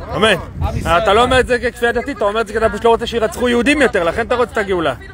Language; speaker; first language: Hebrew; native; Hebrew